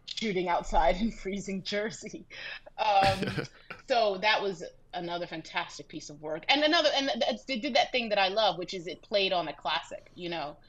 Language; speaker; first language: English; native; English